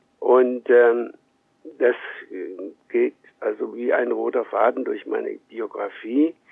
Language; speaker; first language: German; early bilingual, heritage; German